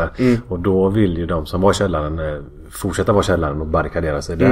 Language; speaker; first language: Swedish; native; Swedish